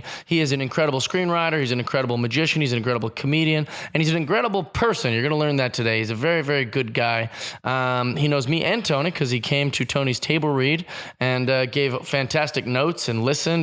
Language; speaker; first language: English; native; English